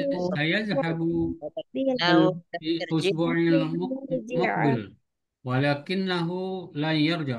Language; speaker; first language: Arabic; non-native, learner; Indonesian